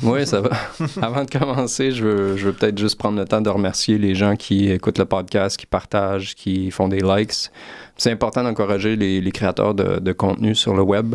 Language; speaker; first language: French; native; French